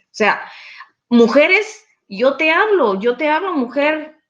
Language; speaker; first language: Spanish; native; Spanish